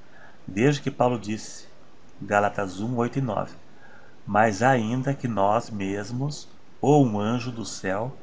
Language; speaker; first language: Portuguese; native; Portuguese